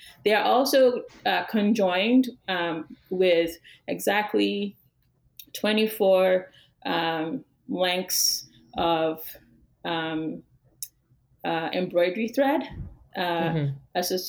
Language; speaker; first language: English; non-native, local second language; Yoruba